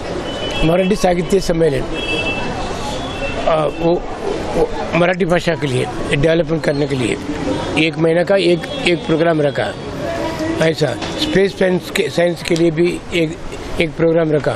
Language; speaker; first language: Hindi; non-native, local second language; Tamil